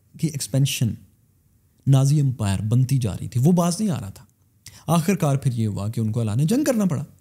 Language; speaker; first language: Urdu; native; Urdu